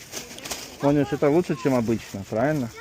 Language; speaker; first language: Russian; early bilingual, heritage; Russian